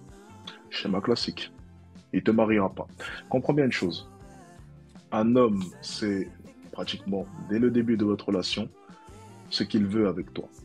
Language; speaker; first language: French; native; French